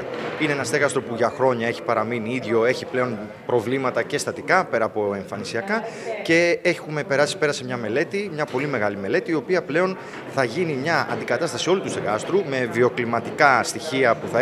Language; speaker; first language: Greek; native; Greek